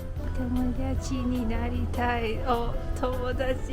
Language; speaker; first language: Japanese; non-native, learner; English